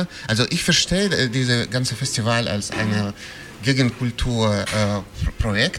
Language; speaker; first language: German; non-native, fluent; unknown